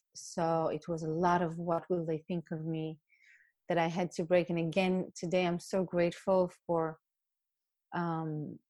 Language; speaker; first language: English; non-native, fluent; Hebrew